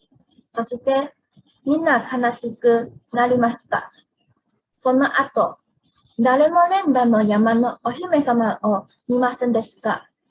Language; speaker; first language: Japanese; non-native, learner; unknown